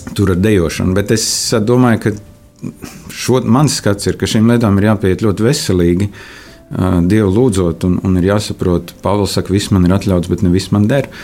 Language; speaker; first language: Latvian; native; Latvian